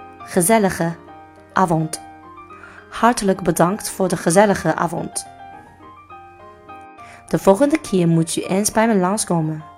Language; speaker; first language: Dutch; non-native, learner; Chinese